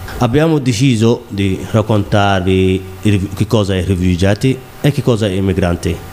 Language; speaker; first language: Italian; non-native, learner; Somali